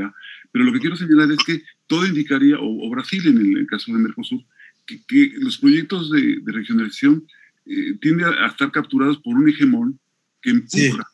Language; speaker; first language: Spanish; native; Spanish